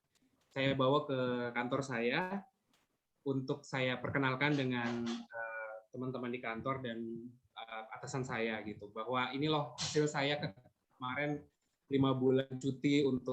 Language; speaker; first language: Indonesian; native; Indonesian